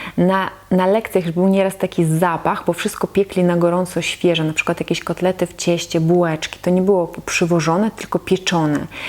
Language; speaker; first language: Polish; non-native, fluent; Russian